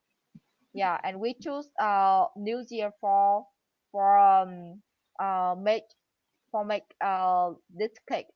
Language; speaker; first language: English; non-native, learner; Vietnamese